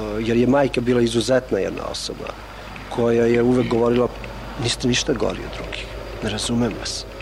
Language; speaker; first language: Serbian; non-native, local second language; Albanian